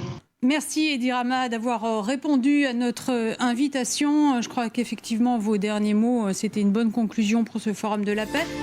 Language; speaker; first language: French; native; French